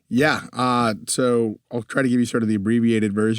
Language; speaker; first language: English; native; English